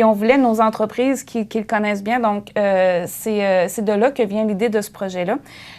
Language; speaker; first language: French; native; French